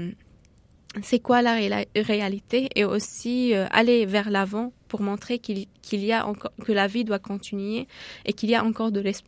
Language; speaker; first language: French; non-native, fluent; Arabic